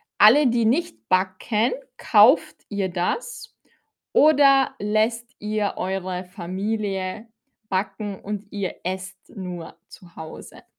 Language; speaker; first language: German; non-native, fluent; Filipino